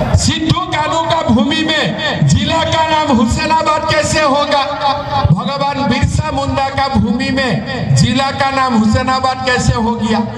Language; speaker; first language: Hindi; non-native, local second language; Assamese